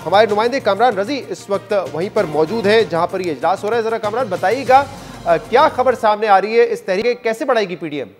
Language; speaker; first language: Urdu; native; Urdu